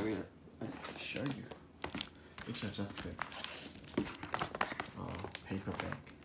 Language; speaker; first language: English; non-native, learner; Korean